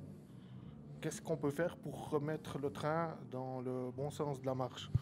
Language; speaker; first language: French; native; French